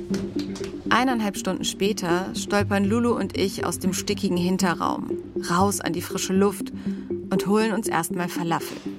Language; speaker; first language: German; native; German